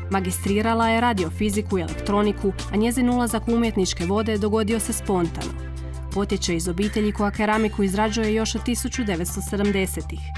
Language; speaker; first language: Croatian; native; Croatian